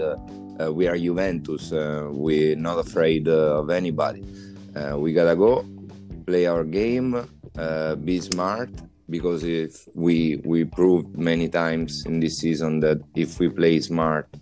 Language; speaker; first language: English; non-native, fluent; Italian